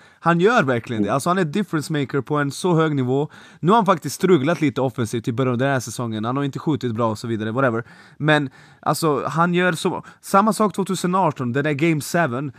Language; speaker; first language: Swedish; non-native, fluent; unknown